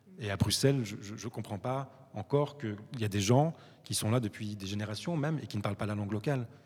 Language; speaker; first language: French; early bilingual, other home language; Arabic